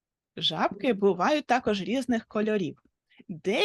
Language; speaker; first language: Ukrainian; native; Ukrainian